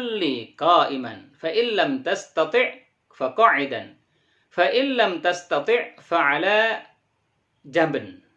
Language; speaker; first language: Arabic; non-native, fluent; Indonesian